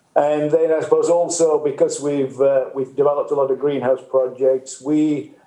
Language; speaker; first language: English; native; English